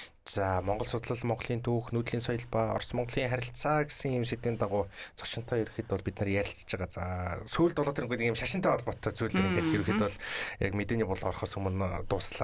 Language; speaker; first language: Mongolian; native; Mongolian